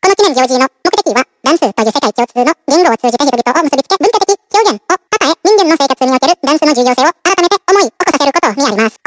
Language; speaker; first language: Japanese; non-native, fluent; Indonesian